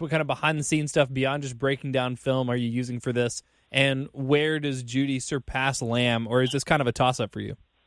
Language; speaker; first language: English; native; English